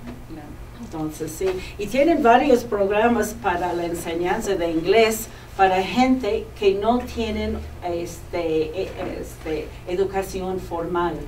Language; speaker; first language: Spanish; non-native, fluent; English